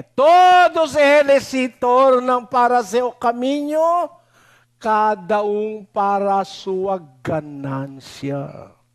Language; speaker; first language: Portuguese; non-native, learner; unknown